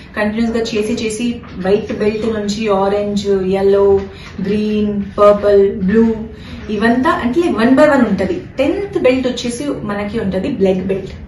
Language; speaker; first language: Telugu; non-native, fluent; Hindi